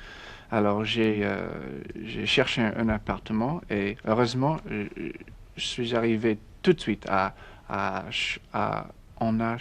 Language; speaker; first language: French; non-native, learner; English